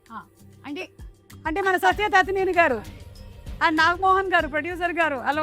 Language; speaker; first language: Telugu; non-native, local second language; Hindi